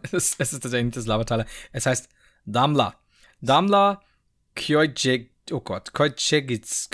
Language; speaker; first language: German; native; German